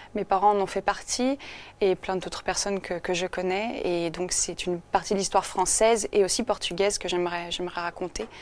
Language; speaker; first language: French; native; French